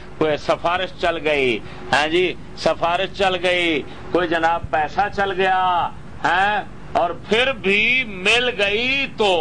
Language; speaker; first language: Urdu; native; Urdu